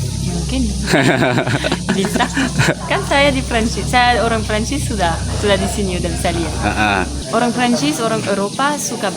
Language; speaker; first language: Indonesian; non-native, fluent; French